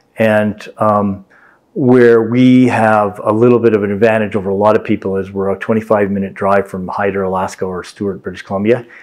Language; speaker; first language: English; native; English